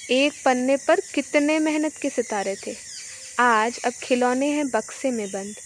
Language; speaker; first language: Hindi; native; Hindi